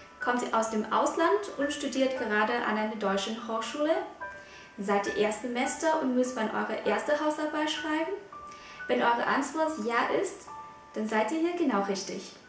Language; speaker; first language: German; non-native, fluent; Vietnamese